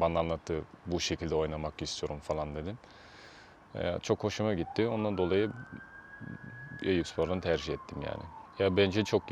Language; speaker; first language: Turkish; early bilingual, heritage; Turkish